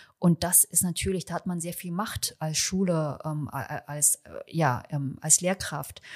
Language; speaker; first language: German; early bilingual, other home language; Chinese